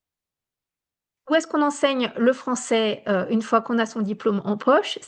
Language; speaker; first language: French; native; French